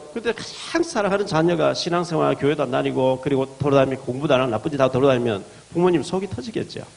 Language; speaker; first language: Korean; native; Korean